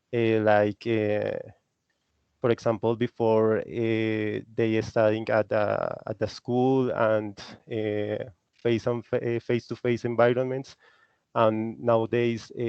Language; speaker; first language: English; non-native, learner; Spanish